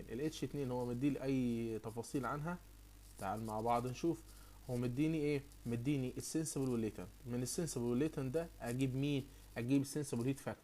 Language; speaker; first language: Arabic; native; Arabic